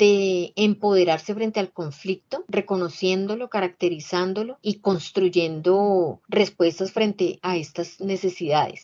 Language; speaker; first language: Spanish; native; Spanish